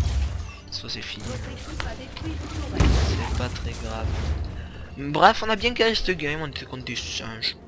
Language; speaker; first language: French; native; French